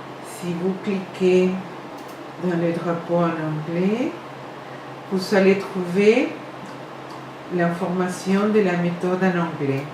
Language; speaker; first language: French; non-native, fluent; Spanish